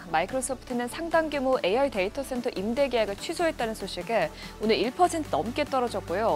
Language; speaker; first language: Korean; native; Korean